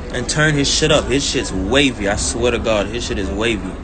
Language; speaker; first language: English; native; English